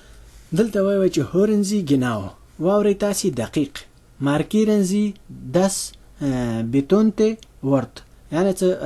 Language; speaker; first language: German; non-native, fluent; Pashto